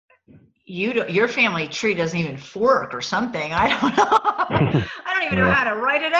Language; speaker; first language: English; native; English